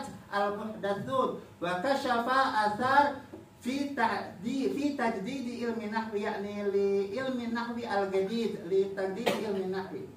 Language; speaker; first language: Arabic; non-native, fluent; Indonesian